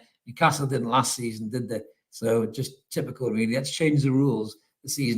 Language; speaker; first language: English; native; English